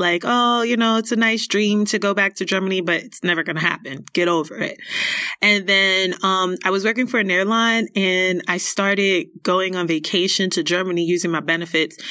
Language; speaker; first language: English; native; English